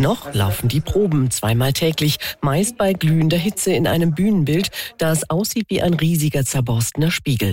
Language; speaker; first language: German; native; German